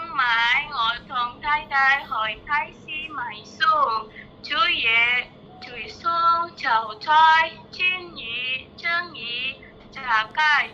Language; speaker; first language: Cantonese; non-native, learner; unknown